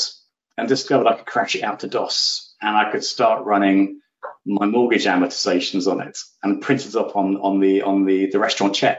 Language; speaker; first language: English; native; English